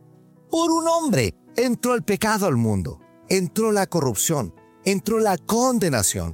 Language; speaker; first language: Spanish; native; Spanish